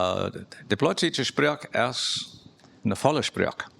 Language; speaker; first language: German; non-native, learner; Plautdietsch